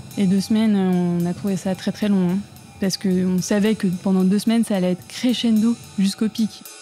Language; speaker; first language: French; native; French